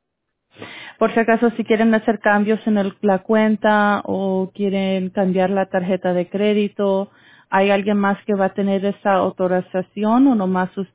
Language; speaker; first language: Spanish; early bilingual, heritage; Spanish